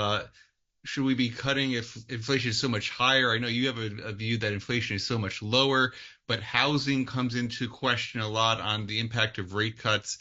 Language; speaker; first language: English; native; English